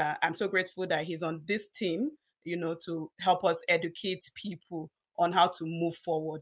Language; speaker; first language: English; non-native, local second language; Yoruba